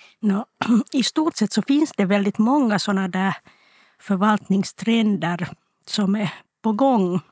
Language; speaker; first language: Swedish; non-native, local second language; Finnish